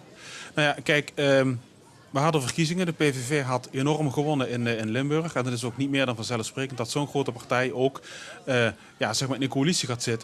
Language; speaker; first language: Dutch; native; Dutch